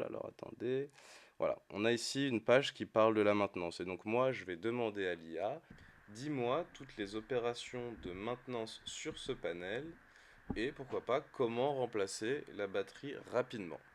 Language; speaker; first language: French; native; French